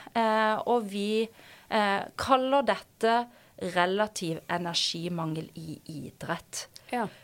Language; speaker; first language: Norwegian; native; Norwegian